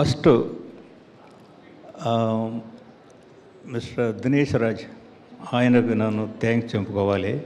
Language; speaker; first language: Telugu; non-native, learner; Tamil